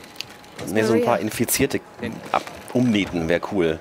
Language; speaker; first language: German; native; German